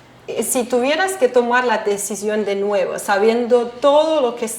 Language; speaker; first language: Spanish; non-native, fluent; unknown